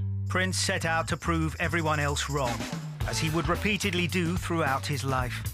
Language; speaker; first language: English; native; English